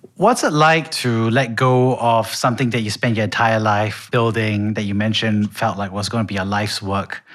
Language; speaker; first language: English; native; English